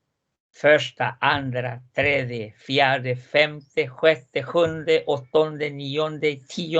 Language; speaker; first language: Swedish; non-native, fluent; Spanish